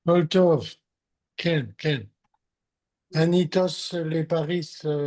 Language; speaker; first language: Hebrew; non-native, learner; French